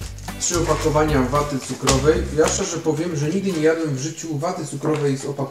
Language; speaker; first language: Polish; native; Polish